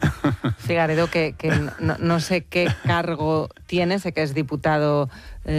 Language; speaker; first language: Spanish; native; Spanish